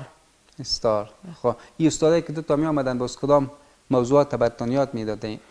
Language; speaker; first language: Persian; native; Persian